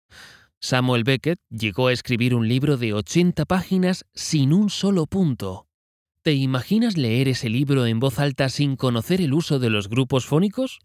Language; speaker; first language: Spanish; native; Spanish